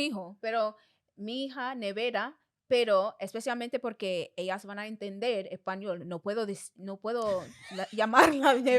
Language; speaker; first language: Spanish; non-native, fluent; English